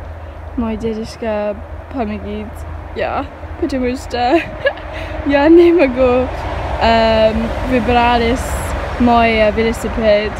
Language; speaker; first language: Russian; non-native, learner; English